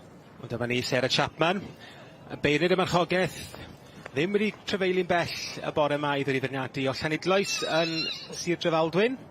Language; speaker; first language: Welsh; native; Welsh